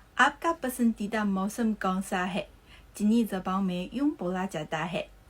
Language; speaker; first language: Urdu; native; Urdu